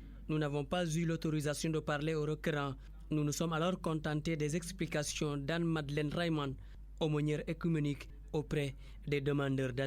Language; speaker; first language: French; native; French